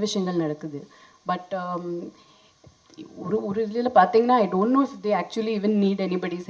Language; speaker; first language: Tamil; non-native, fluent; Hindi